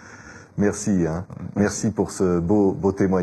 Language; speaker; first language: French; native; French